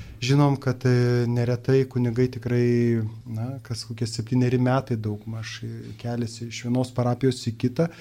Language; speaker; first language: Lithuanian; native; Lithuanian